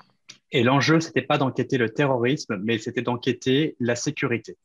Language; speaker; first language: French; native; French